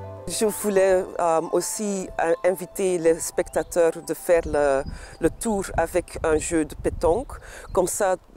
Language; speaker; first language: French; non-native, local second language; Dutch